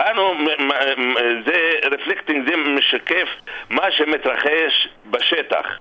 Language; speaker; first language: Hebrew; non-native, local second language; Arabic